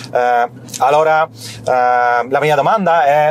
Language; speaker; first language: Italian; non-native, learner; Polish